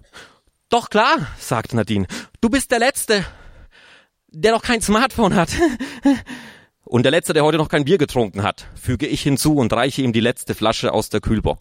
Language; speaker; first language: German; native; German